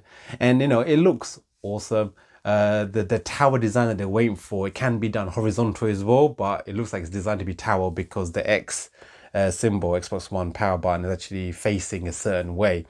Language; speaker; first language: English; native; English